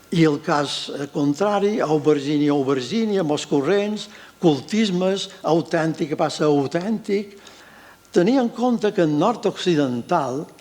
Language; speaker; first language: Catalan; native; Catalan